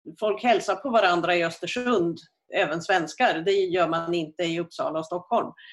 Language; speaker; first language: Swedish; native; Swedish